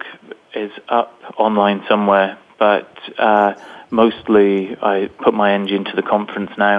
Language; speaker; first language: English; native; English